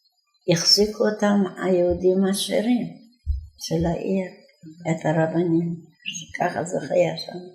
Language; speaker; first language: Hebrew; non-native, fluent; Yiddish